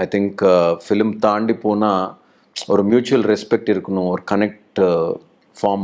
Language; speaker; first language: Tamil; non-native, learner; Telugu